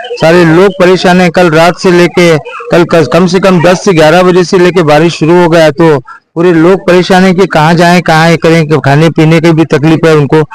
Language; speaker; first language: Hindi; non-native, local second language; Urdu